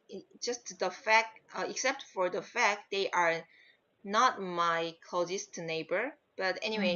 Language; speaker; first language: English; non-native, learner; Korean